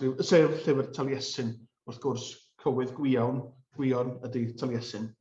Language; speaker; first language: Welsh; native; Welsh